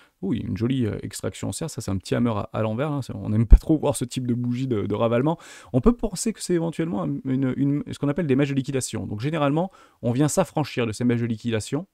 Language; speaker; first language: French; native; French